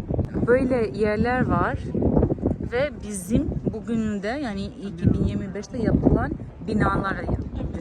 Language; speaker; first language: Turkish; non-native, fluent; Albanian